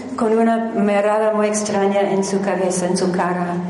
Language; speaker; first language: Spanish; non-native, fluent; English